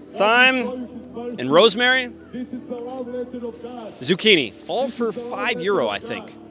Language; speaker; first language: English; native; English